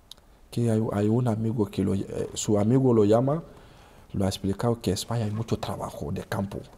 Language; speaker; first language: Spanish; non-native, learner; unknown